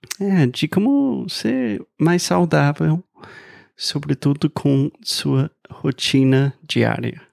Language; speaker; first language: Portuguese; non-native, fluent; English